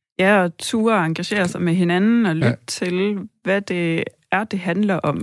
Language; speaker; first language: Danish; native; Danish